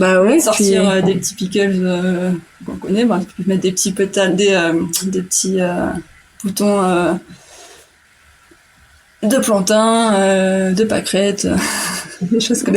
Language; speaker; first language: French; native; French